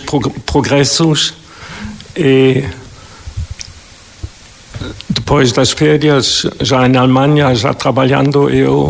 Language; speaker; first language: Portuguese; non-native, fluent; German